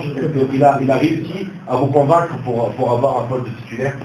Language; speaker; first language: French; non-native, local second language; Arabic